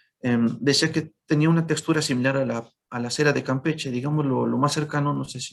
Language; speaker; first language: Spanish; native; Spanish